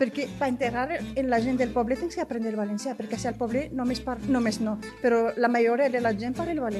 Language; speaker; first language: Catalan; non-native, fluent; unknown